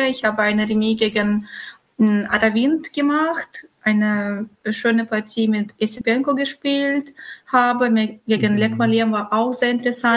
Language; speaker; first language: German; non-native, fluent; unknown